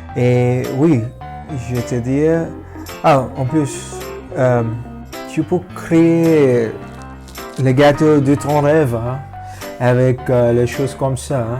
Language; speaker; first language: French; non-native, fluent; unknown